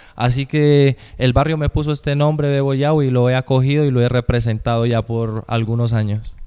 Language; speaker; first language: Spanish; native; Spanish